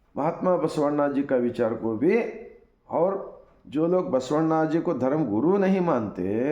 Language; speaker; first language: Hindi; non-native, local second language; Kannada